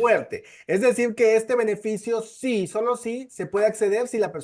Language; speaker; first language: Spanish; native; Spanish